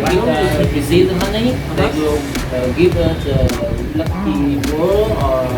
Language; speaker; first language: English; non-native, learner; Vietnamese